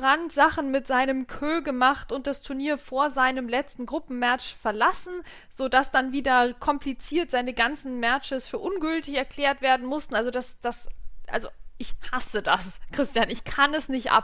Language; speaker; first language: German; native; German